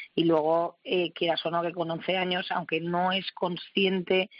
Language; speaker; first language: Spanish; native; Spanish